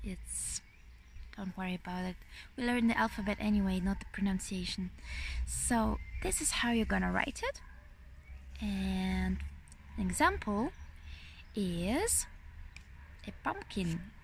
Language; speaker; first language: English; non-native, fluent; Ukrainian